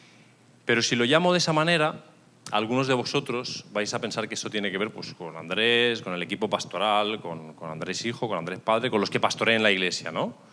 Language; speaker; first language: Spanish; native; Spanish